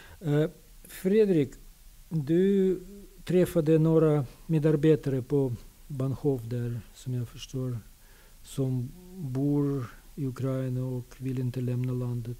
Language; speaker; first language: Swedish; non-native, fluent; Russian